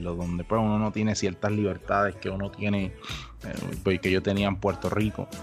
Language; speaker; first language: Spanish; native; Spanish